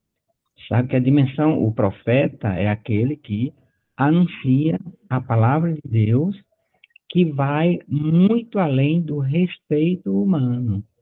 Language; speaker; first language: Portuguese; native; Portuguese